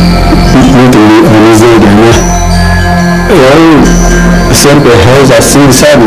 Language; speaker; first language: Portuguese; non-native, learner; Japanese